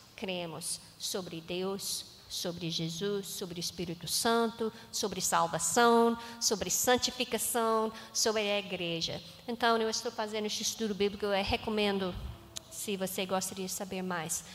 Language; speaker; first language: Portuguese; non-native, learner; English